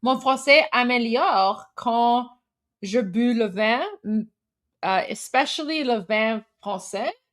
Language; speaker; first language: French; non-native, learner; Persian